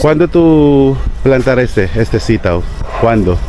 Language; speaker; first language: Spanish; non-native, learner; Filipino